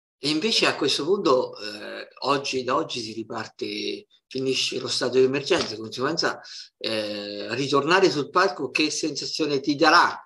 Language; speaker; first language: Italian; native; Italian